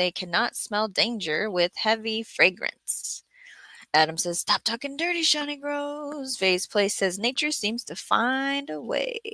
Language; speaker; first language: English; native; English